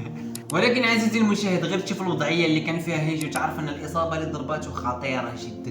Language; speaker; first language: Arabic; native; Arabic